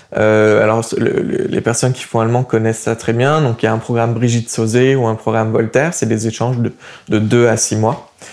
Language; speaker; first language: French; early bilingual, other home language; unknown